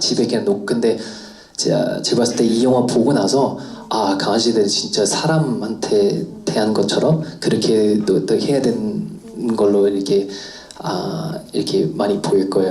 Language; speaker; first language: Korean; non-native, fluent; English